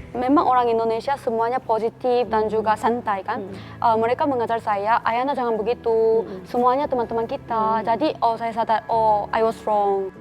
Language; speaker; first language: Indonesian; non-native, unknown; Korean